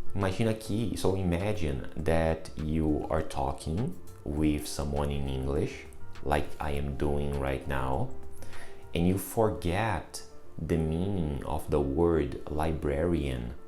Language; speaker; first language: English; non-native, fluent; Portuguese